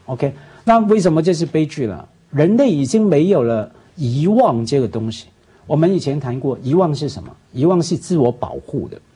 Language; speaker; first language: Chinese; non-native, local second language; Cantonese